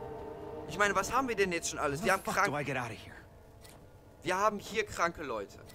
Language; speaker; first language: German; native; German